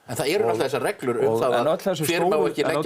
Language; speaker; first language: Icelandic; native; Icelandic